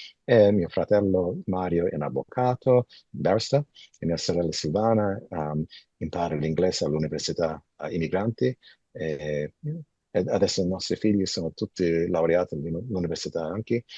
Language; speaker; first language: Italian; early bilingual, heritage; Italian